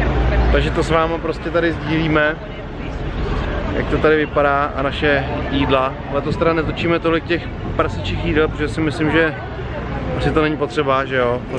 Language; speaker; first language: Czech; native; Czech